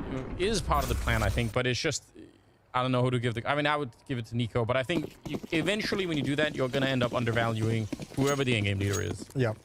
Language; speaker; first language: English; native; English